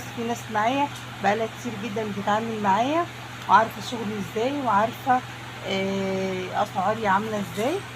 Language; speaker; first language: Arabic; native; Arabic